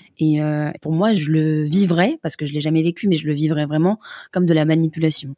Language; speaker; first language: French; native; French